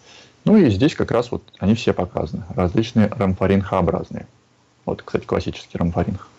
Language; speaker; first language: Russian; native; Russian